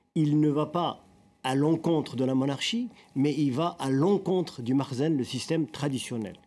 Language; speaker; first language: French; non-native, local second language; Arabic